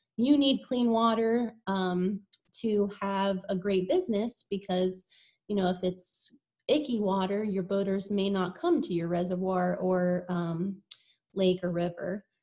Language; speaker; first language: English; native; English